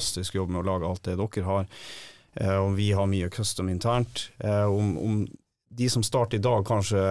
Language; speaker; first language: Norwegian; native; Norwegian